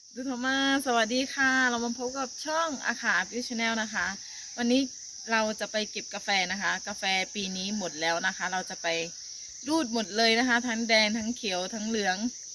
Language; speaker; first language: Thai; non-native, local second language; Akha